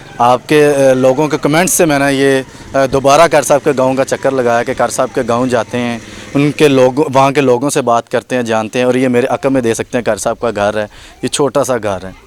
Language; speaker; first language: Urdu; non-native, local second language; Punjabi